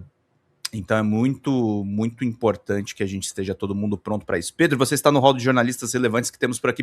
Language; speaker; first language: Portuguese; native; Portuguese